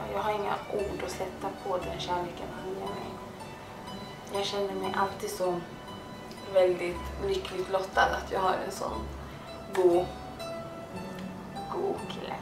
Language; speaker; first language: Swedish; early bilingual, other home language; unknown